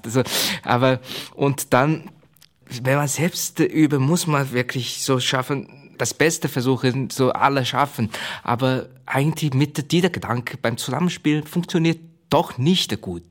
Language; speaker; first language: German; non-native, fluent; Chinese